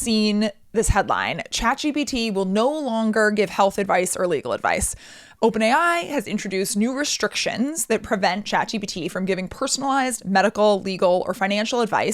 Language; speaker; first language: English; native; English